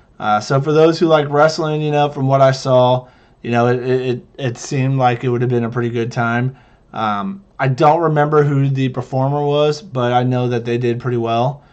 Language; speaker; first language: English; native; English